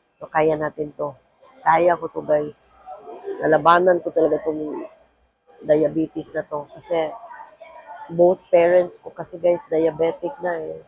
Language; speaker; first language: Filipino; non-native, local second language; Cebuano